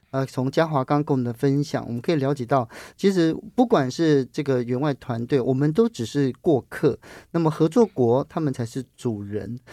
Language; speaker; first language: Chinese; native; Chinese